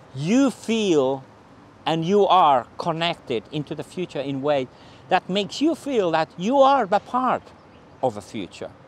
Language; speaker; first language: English; non-native, fluent; Finnish